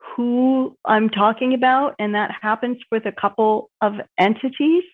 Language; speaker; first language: English; native; English